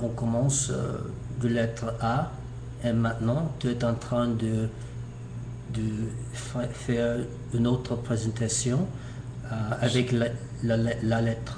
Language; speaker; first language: French; non-native, learner; English